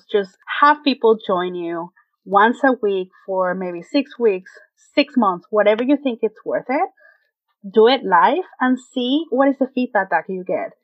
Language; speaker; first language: English; non-native, fluent; Spanish